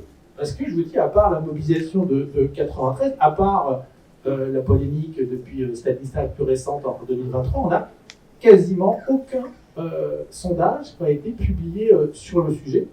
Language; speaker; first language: French; native; French